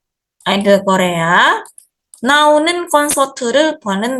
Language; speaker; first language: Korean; non-native, fluent; Indonesian